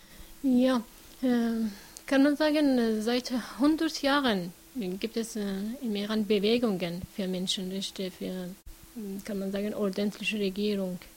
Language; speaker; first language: German; non-native, learner; Persian